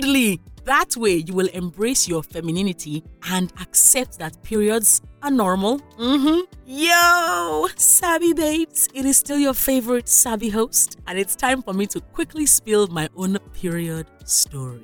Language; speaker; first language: English; non-native, local second language; Yoruba